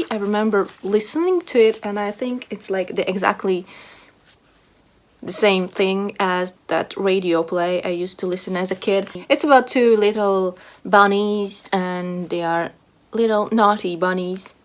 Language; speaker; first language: English; non-native, fluent; Latvian